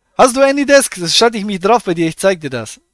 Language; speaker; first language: German; native; German